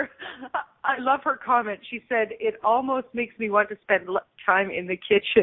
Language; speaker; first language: English; native; English